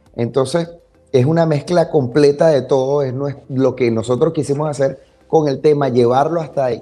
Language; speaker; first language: Spanish; native; Spanish